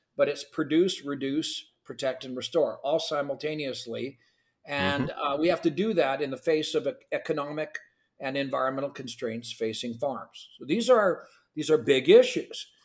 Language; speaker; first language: English; non-native, fluent; Ukrainian